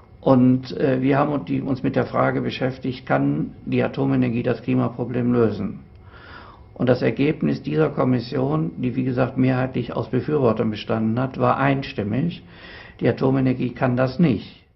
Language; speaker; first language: German; native; German